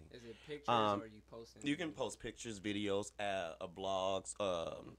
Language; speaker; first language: English; native; English